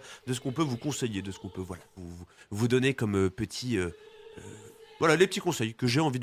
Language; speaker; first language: French; native; French